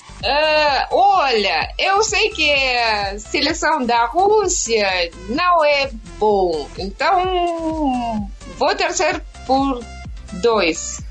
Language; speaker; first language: Portuguese; non-native, learner; Russian